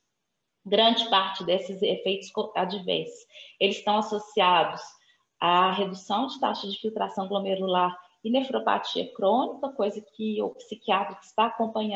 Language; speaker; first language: Portuguese; native; Portuguese